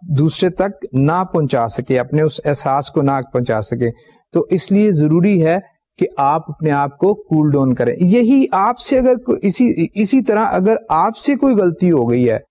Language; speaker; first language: Urdu; native; Urdu